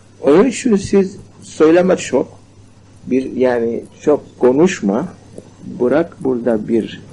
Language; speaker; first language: Turkish; non-native, learner; Arabic